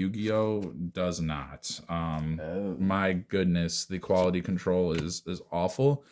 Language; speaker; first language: English; native; English